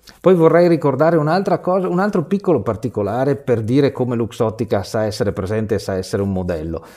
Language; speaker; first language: Italian; native; Italian